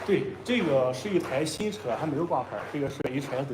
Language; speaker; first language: Chinese; native; Chinese